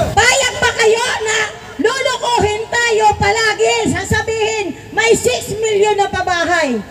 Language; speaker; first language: Filipino; non-native, local second language; Waray